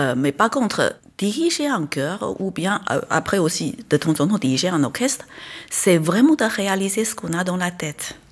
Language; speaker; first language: French; non-native, fluent; Chinese